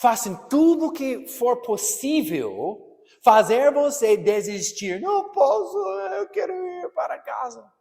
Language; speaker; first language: Portuguese; non-native, fluent; English